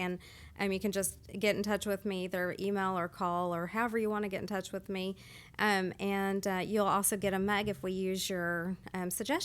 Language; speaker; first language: English; native; English